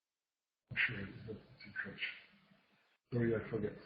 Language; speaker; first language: English; non-native, learner; French